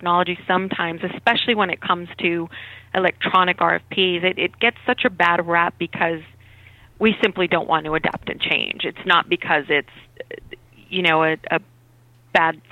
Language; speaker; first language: English; native; English